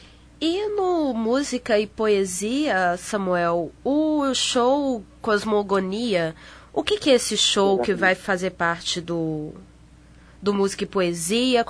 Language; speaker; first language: Portuguese; native; Portuguese